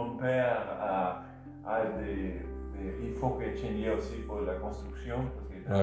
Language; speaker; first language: French; non-native, learner; Spanish